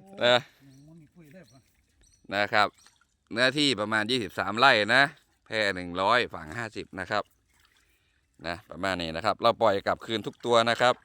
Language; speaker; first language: Thai; non-native, local second language; Lao